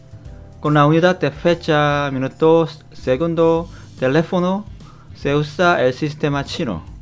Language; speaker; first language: Spanish; non-native, fluent; Korean